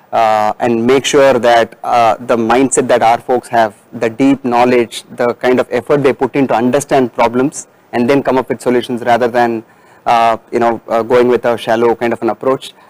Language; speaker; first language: English; non-native, local second language; Tamil